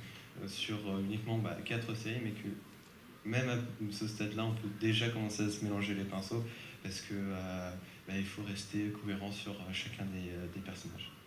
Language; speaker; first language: French; native; French